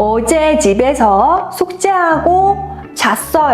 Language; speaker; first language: Korean; non-native, fluent; Mongolian